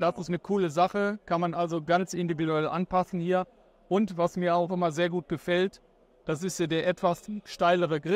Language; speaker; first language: German; native; German